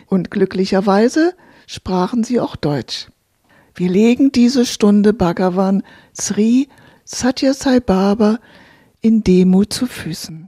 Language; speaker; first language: German; native; German